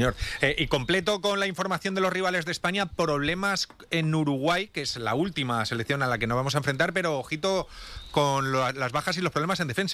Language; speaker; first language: Spanish; native; Spanish